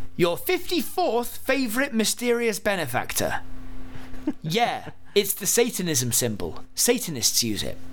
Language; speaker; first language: English; native; English